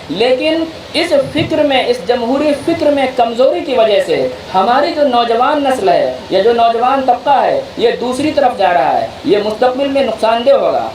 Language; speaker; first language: Urdu; native; Urdu